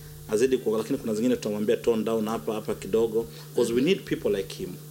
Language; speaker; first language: English; non-native, local second language; Luo (Kenya and Tanzania)